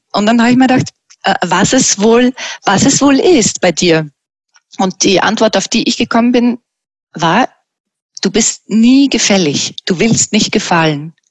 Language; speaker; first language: German; native; German